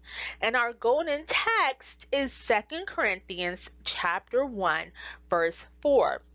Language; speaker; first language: English; native; English